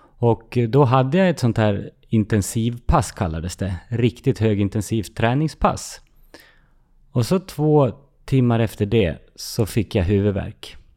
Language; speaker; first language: Swedish; native; Swedish